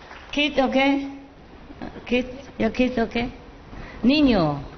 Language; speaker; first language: English; non-native, fluent; Vietnamese